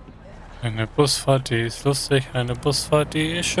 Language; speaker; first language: German; native; German